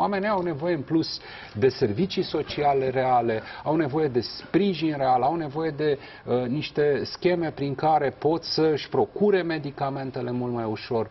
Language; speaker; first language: Romanian; native; Romanian